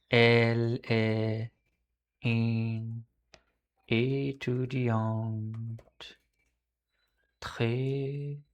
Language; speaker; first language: French; non-native, learner; Portuguese